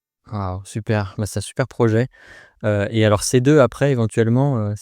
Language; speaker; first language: French; native; French